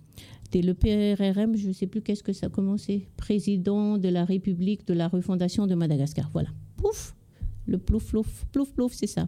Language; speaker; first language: French; non-native, local second language; Malagasy